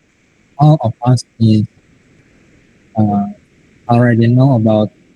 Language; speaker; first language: English; non-native, learner; Indonesian